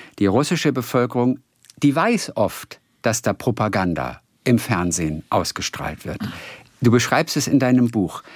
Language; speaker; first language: German; native; German